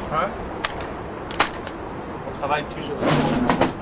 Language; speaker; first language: French; non-native, learner; English